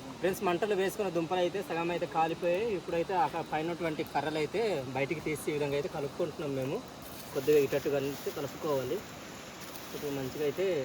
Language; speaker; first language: Telugu; native; Telugu